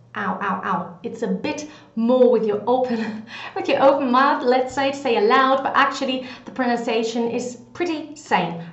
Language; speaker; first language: English; non-native, fluent; Greek